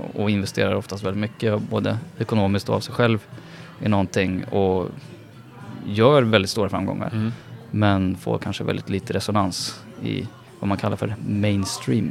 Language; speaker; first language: Swedish; native; Swedish